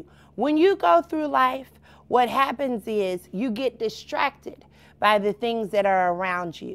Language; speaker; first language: English; native; English